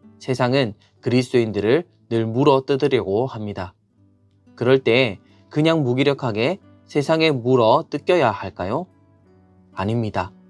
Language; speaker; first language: Korean; native; Korean